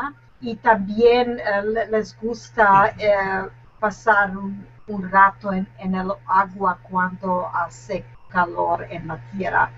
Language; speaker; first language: Spanish; non-native, learner; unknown